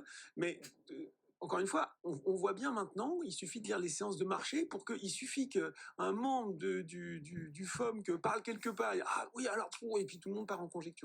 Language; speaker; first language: French; native; French